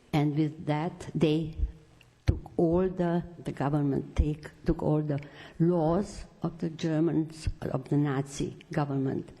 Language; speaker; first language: English; non-native, fluent; Romanian